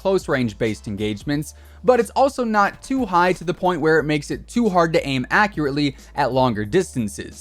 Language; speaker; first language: English; native; English